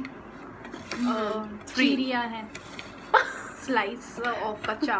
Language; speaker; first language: Hindi; non-native, local second language; Gujarati